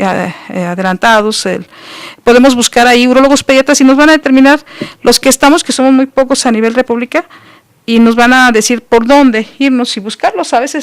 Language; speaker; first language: Spanish; native; Spanish